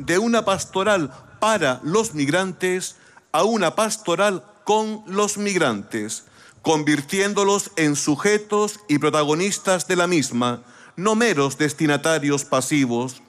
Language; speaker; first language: Spanish; native; Spanish